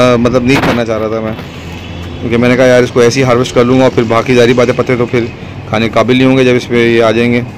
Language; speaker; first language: Urdu; native; Urdu